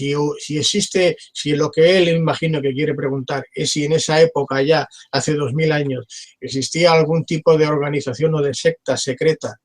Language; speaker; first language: Spanish; native; Spanish